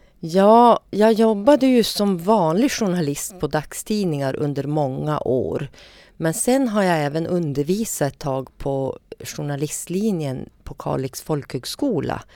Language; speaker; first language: Swedish; native; Swedish